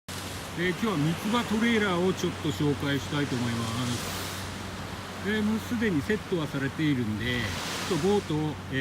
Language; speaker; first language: Japanese; native; Japanese